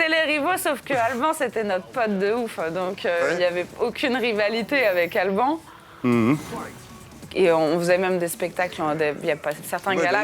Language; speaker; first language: French; native; French